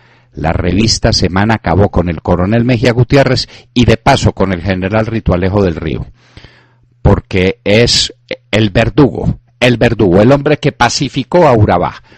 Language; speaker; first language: Spanish; native; Spanish